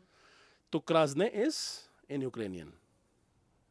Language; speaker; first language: English; non-native, local second language; Kannada